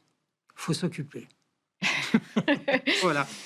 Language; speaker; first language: French; native; French